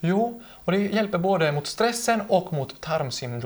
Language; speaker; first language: Swedish; native; Swedish